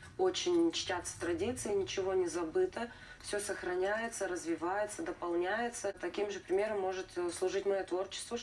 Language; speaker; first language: Russian; native; Russian